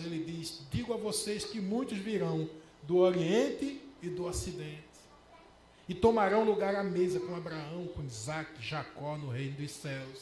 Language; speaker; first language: Portuguese; native; Portuguese